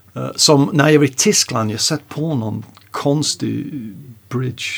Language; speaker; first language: Swedish; non-native, fluent; English